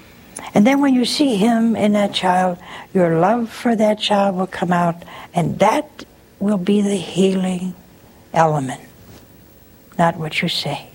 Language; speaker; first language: English; native; English